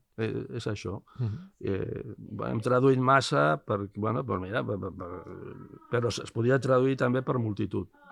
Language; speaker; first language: Catalan; non-native, local second language; Spanish